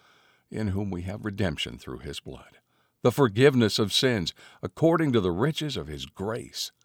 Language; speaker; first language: English; native; English